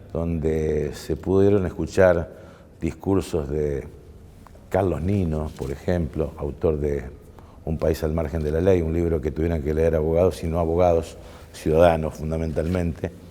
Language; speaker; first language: Spanish; native; Spanish